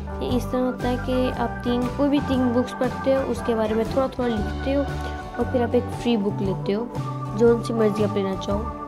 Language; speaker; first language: Urdu; native; Urdu